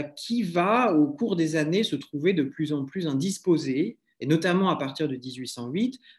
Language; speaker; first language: French; native; French